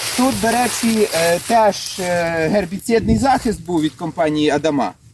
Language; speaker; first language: Ukrainian; native; Ukrainian